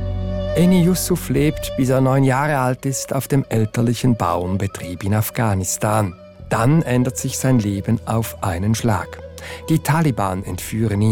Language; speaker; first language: German; native; German